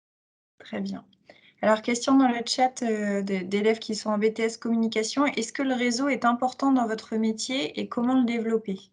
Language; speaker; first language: French; native; French